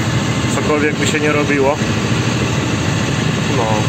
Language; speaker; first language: Polish; native; Polish